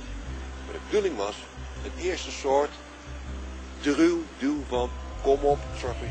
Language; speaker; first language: Dutch; native; Dutch